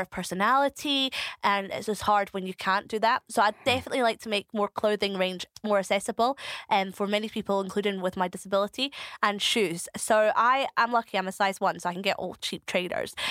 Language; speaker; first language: English; native; English